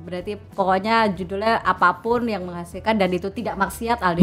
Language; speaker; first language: Indonesian; native; Indonesian